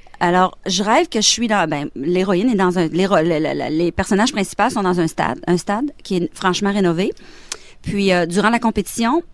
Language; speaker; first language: French; native; French